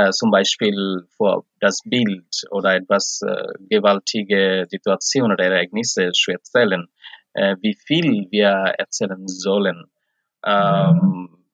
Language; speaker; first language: German; non-native, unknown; Bangla